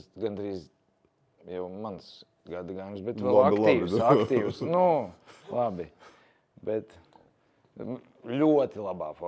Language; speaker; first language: Latvian; native; Latvian